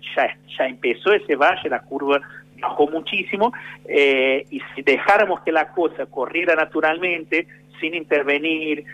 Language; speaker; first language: Spanish; non-native, fluent; Portuguese